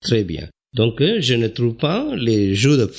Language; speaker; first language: French; non-native, fluent; Tamil